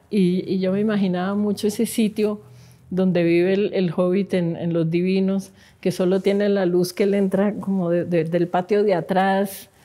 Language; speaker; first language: Spanish; native; Spanish